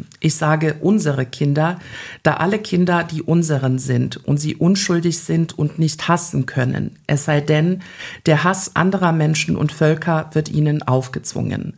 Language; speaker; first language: German; early bilingual, other home language; Bosnian